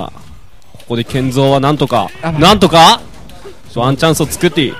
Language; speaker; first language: Japanese; native; Japanese